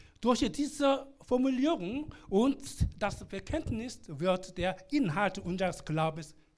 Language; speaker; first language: German; non-native, learner; Korean